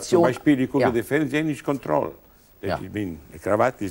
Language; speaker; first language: German; non-native, learner; Italian